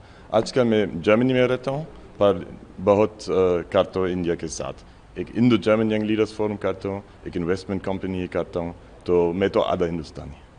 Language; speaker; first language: Hindi; non-native, learner; German